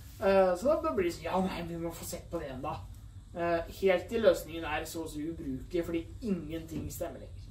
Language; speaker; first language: Norwegian; native; Norwegian